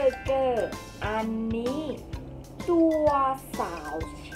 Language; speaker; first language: Chinese; non-native, learner; Thai